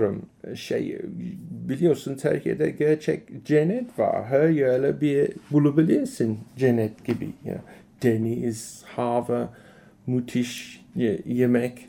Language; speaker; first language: Turkish; non-native, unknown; English